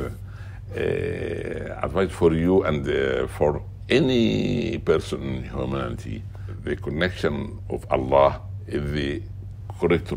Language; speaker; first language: English; non-native, learner; Arabic